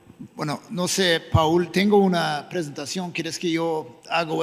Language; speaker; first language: Spanish; non-native, fluent; English